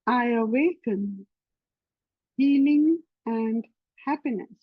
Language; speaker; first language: English; non-native, local second language; Hindi